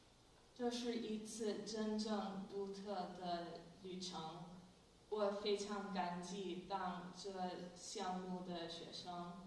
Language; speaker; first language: Chinese; non-native, fluent; English